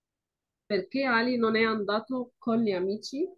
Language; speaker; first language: Italian; non-native, fluent; Arabic